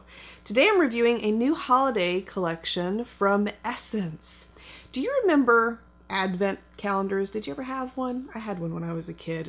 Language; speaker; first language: English; native; English